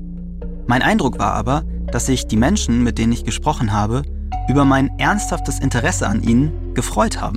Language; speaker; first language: German; native; German